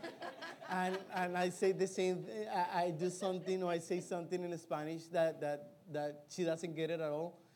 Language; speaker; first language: English; non-native, fluent; Spanish